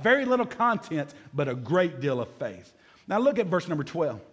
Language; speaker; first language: English; native; English